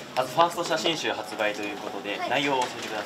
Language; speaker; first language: Japanese; native; Japanese